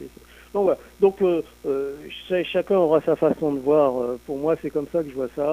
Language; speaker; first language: French; native; French